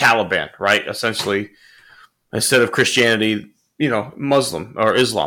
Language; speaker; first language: English; native; English